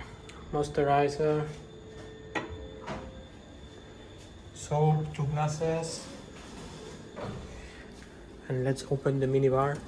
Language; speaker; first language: English; non-native, learner; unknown